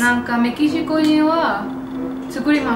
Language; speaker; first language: Japanese; non-native, learner; Spanish